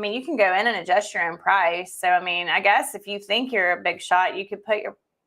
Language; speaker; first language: English; native; English